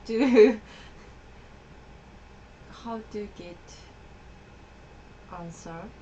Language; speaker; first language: English; non-native, learner; Japanese